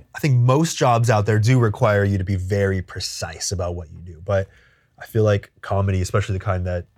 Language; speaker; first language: English; native; English